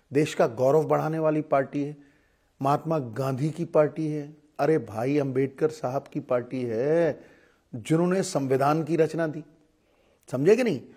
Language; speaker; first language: Hindi; non-native, local second language; Punjabi